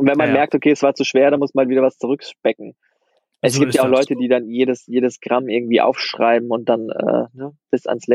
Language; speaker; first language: German; native; German